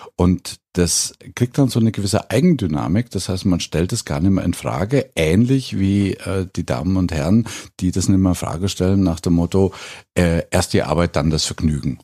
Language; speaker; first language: German; native; German